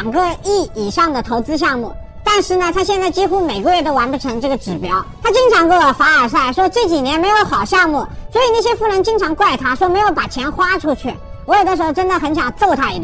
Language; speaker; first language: Chinese; native; Chinese